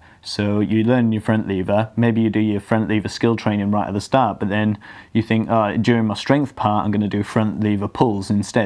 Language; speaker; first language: English; native; English